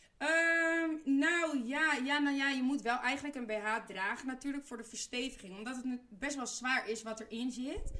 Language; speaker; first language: Dutch; native; Dutch